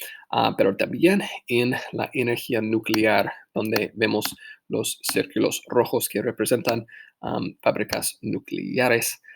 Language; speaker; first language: Spanish; non-native, fluent; English